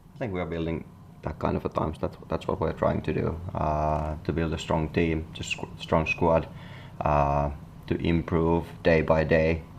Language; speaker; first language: English; non-native, fluent; Finnish